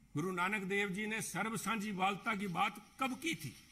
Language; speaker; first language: Hindi; native; Hindi